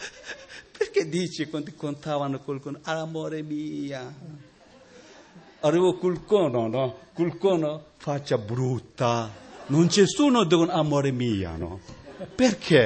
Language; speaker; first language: Italian; non-native, learner; Tibetan